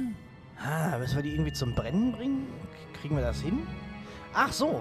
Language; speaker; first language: German; native; German